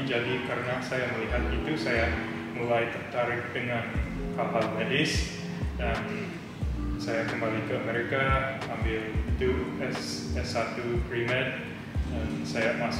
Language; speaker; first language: Indonesian; early bilingual, heritage; English